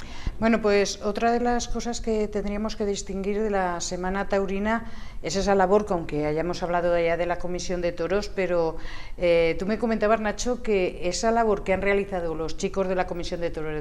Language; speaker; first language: Spanish; native; Spanish